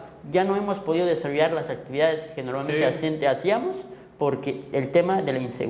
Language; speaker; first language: Spanish; native; Spanish